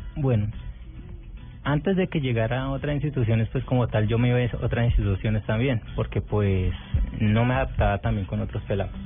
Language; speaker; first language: Spanish; native; Spanish